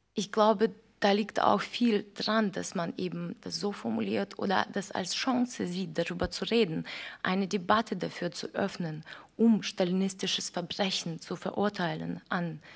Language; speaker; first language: German; non-native, fluent; Ukrainian